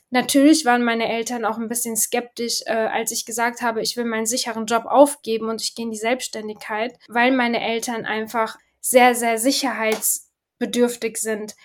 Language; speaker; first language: German; early bilingual, other home language; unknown